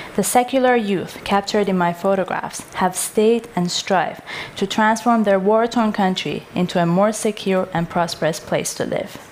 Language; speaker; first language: English; non-native, fluent; Persian